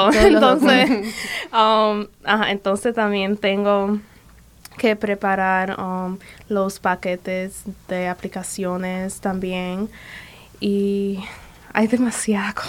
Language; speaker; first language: Spanish; early bilingual, other home language; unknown